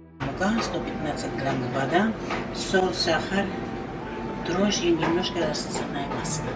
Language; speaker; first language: Russian; non-native, learner; Georgian